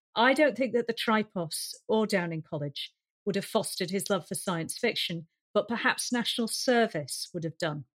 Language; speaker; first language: English; native; English